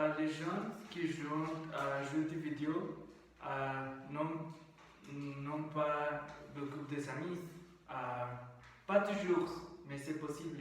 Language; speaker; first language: French; non-native, learner; Spanish